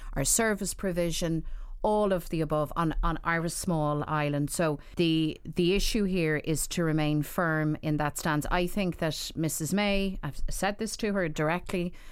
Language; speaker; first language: English; native; English